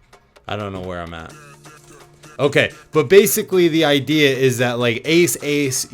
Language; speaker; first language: English; native; English